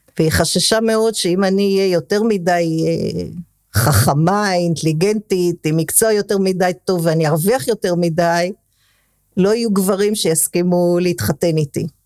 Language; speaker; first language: Hebrew; early bilingual, other home language; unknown